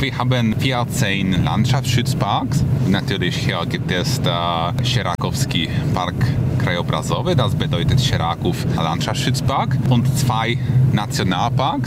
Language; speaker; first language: German; non-native, fluent; Polish